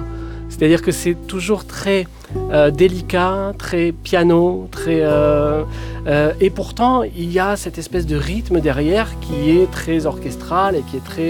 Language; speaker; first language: French; native; French